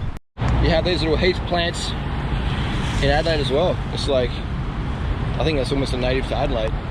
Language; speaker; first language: English; native; English